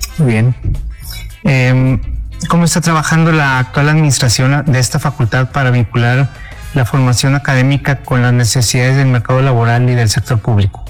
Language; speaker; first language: Spanish; native; Spanish